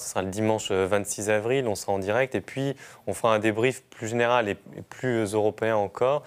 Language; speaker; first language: French; native; French